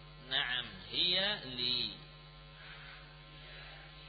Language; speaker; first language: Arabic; non-native, fluent; Indonesian